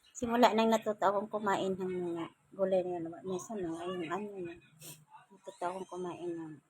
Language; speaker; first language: Filipino; non-native, local second language; Bikol